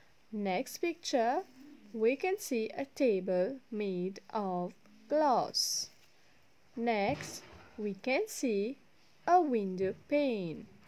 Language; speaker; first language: English; non-native, local second language; Morisyen